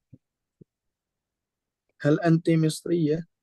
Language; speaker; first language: Arabic; non-native, learner; Indonesian